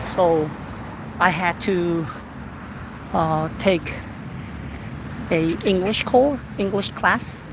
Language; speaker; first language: English; non-native, fluent; Korean